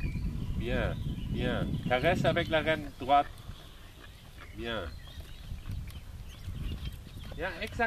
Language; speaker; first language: French; non-native, learner; German